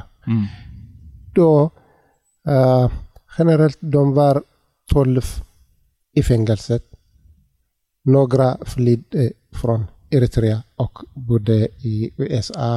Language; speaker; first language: Swedish; non-native, learner; Tigrinya